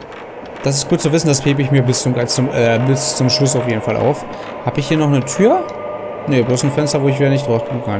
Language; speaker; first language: German; native; German